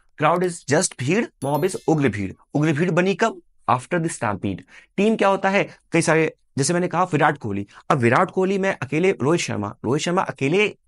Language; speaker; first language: Hindi; native; Hindi